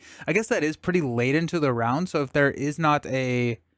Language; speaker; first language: English; native; English